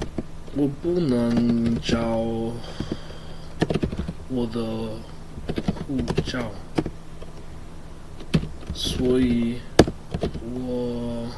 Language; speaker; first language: Chinese; non-native, learner; English